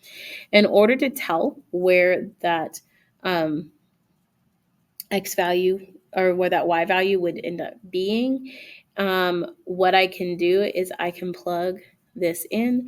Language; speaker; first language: English; native; English